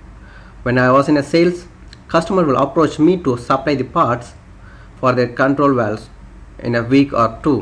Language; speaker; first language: English; non-native, local second language; Tamil